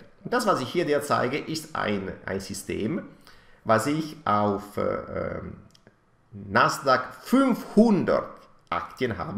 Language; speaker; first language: German; non-native, fluent; Italian